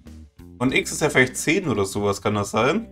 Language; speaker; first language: German; native; German